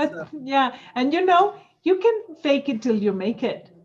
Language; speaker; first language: English; non-native, fluent; Spanish